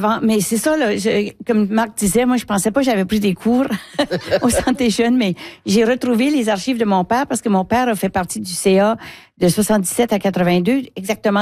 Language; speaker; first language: French; native; French